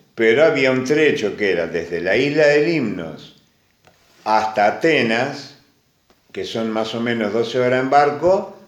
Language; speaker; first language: Spanish; early bilingual, other home language; Greek